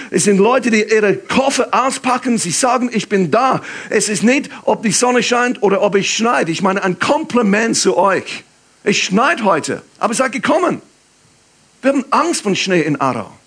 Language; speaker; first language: German; non-native, fluent; English